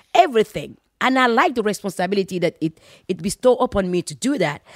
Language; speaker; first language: English; non-native, fluent; Fon